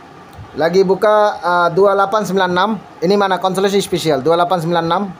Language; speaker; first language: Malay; non-native, learner; Bangla